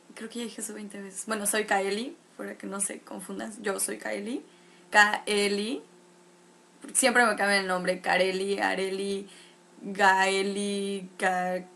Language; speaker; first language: Spanish; native; Spanish